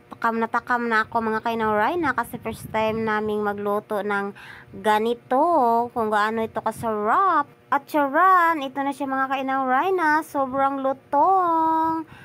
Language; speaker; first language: Filipino; non-native, local second language; Cebuano